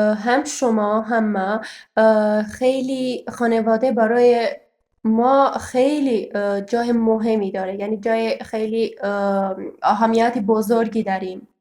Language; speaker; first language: Persian; non-native, fluent; Armenian